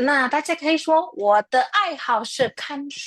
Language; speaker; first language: Chinese; non-native, fluent; Indonesian